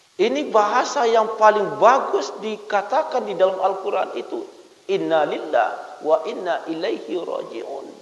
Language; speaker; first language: Malay; non-native, local second language; Minangkabau